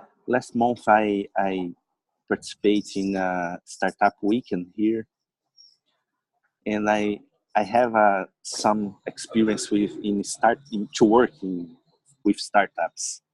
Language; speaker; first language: English; non-native, learner; Portuguese